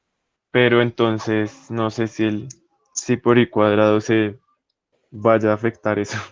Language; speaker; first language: Spanish; native; Spanish